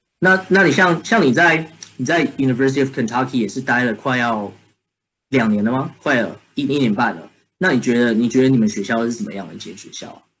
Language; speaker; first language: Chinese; native; Chinese